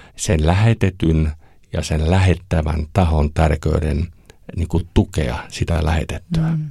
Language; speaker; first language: Finnish; non-native, fluent; German